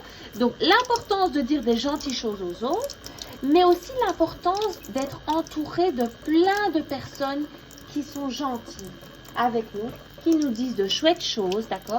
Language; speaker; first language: French; native; French